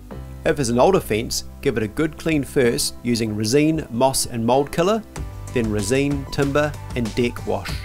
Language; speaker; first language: English; native; English